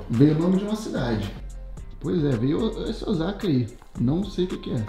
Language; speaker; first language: Portuguese; native; Portuguese